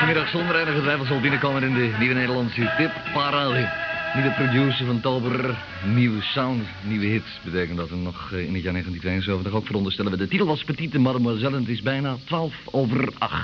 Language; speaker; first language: Dutch; native; Dutch